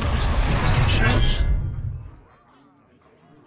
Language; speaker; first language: German; native; German